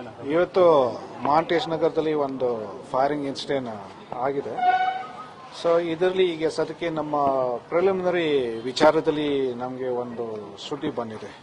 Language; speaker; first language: Kannada; non-native, fluent; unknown